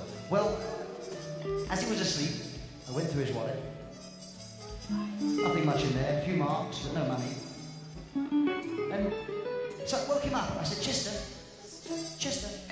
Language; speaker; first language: English; native; English